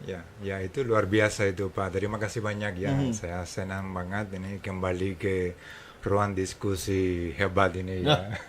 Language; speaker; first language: Indonesian; non-native, fluent; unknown